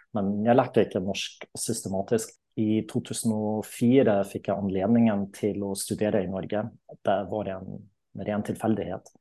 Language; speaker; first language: Norwegian; non-native, fluent; German